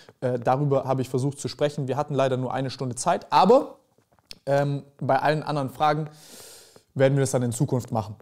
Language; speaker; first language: German; early bilingual, other home language; Serbian